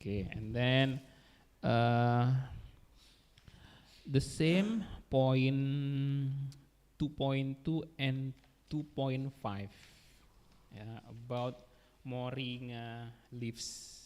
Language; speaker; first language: English; non-native, learner; Indonesian